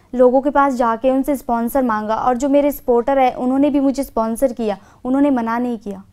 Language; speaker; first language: Hindi; native; Hindi